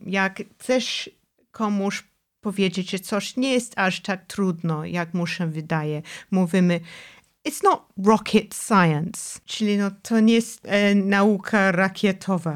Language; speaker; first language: Polish; non-native, fluent; English